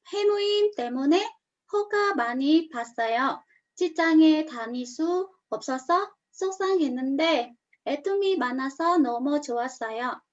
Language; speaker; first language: Korean; non-native, learner; Khmer